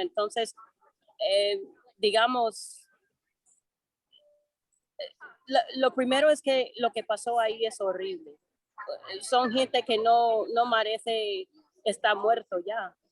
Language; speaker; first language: Spanish; non-native, fluent; English